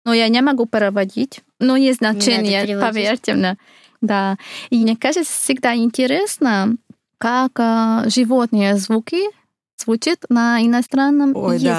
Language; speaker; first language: Russian; non-native, fluent; Hungarian